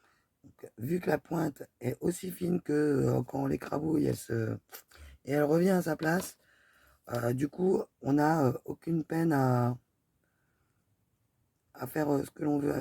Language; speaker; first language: French; native; French